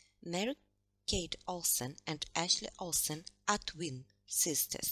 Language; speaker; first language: English; non-native, fluent; Russian